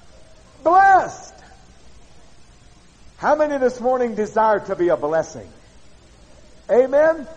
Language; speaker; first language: English; native; English